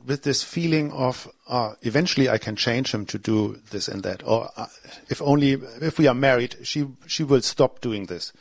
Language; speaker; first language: English; non-native, fluent; German